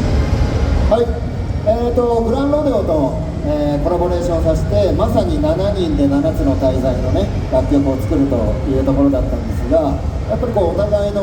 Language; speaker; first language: Japanese; native; Japanese